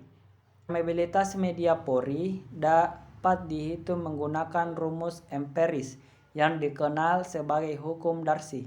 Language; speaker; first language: Indonesian; native; Indonesian